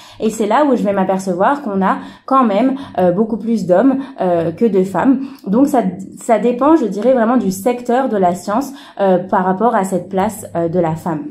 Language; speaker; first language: French; native; French